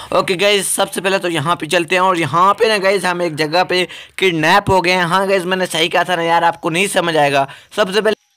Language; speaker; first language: Hindi; native; Hindi